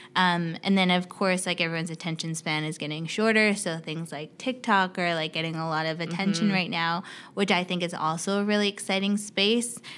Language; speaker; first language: English; native; English